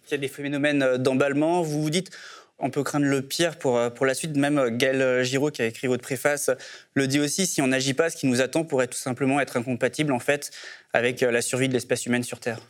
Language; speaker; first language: French; native; French